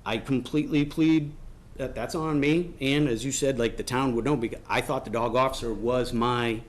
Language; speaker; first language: English; native; English